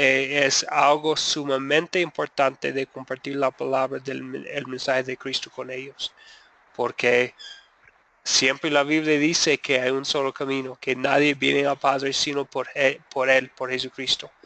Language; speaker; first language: Spanish; non-native, fluent; English